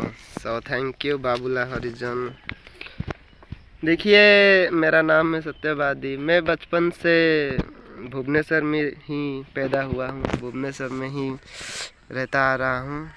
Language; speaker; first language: Hindi; non-native, local second language; Odia